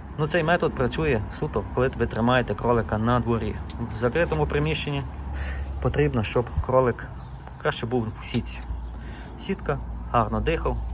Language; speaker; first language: Ukrainian; native; Ukrainian